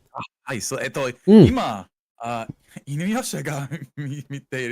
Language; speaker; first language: Japanese; non-native, learner; English